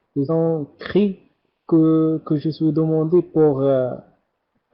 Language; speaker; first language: French; non-native, learner; Arabic